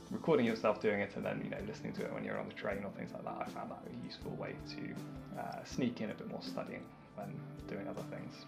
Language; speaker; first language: English; native; English